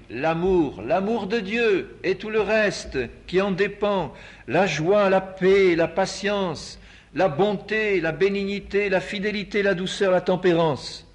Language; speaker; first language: French; native; French